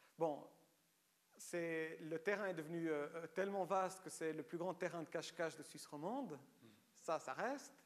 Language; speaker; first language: French; early bilingual, other home language; Romanian